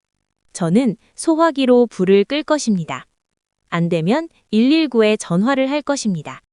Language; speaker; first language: Korean; non-native, learner; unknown